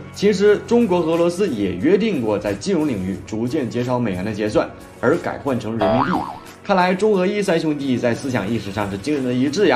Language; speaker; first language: Chinese; native; Chinese